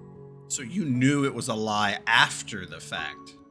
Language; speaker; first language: English; native; English